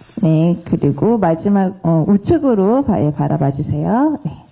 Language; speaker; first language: Korean; native; Korean